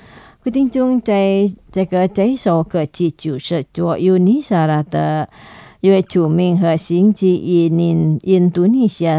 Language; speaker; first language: Chinese; non-native, fluent; Indonesian